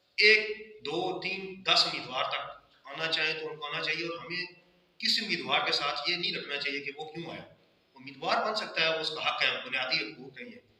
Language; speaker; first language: Urdu; non-native, local second language; Punjabi